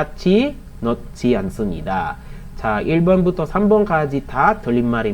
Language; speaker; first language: Korean; non-native, learner; Filipino